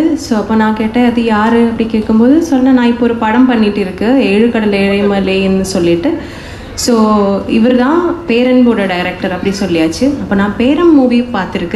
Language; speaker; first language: Tamil; non-native, learner; Malayalam